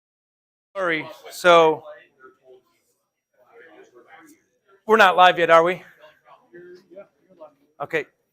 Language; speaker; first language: English; native; English